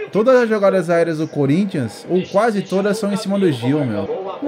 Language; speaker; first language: Portuguese; native; Portuguese